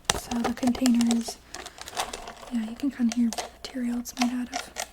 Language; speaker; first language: English; native; English